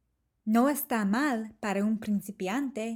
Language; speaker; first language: Spanish; non-native, fluent; English